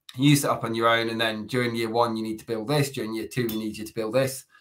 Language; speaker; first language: English; native; English